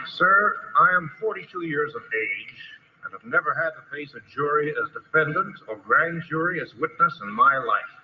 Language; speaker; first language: English; native; English